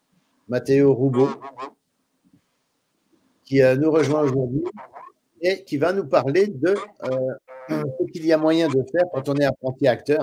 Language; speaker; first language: French; native; French